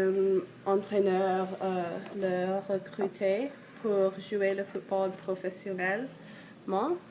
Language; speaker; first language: French; non-native, learner; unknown